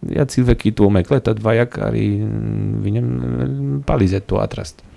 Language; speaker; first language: Latvian; non-native, fluent; Polish